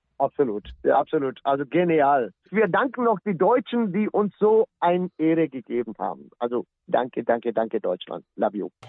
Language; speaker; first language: German; non-native, fluent; Punjabi